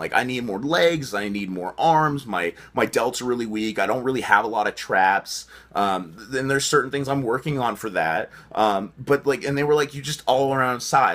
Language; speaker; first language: English; native; English